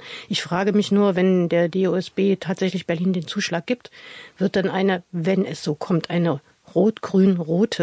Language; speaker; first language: German; native; German